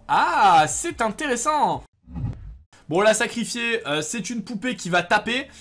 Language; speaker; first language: French; native; French